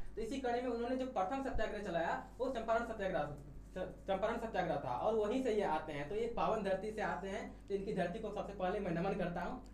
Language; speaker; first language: Hindi; native; Hindi